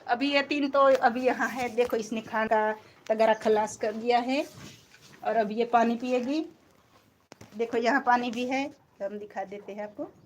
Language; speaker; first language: Hindi; non-native, local second language; Gujarati